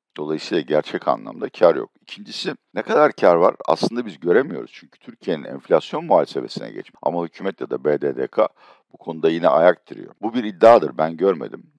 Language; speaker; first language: Turkish; native; Turkish